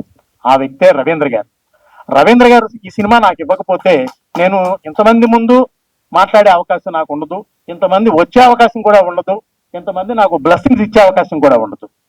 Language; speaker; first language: Telugu; native; Telugu